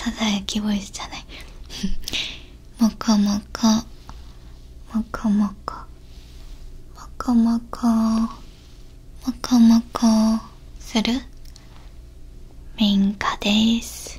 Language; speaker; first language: Japanese; non-native, learner; Korean